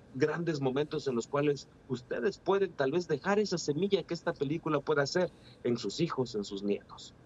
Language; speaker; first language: Spanish; native; Spanish